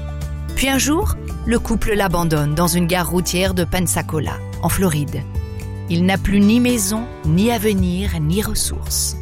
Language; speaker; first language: French; native; French